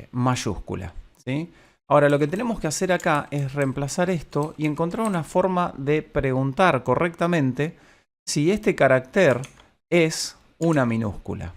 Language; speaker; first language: Spanish; native; Spanish